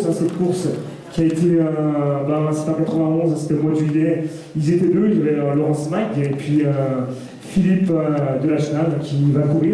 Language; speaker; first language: French; native; French